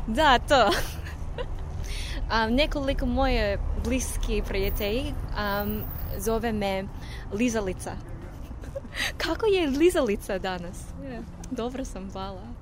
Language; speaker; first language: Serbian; non-native, learner; English